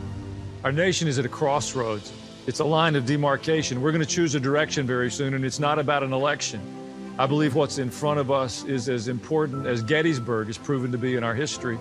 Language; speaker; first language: English; native; English